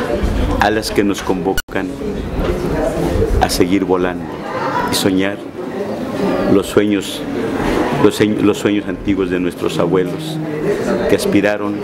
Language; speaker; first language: Spanish; native; Spanish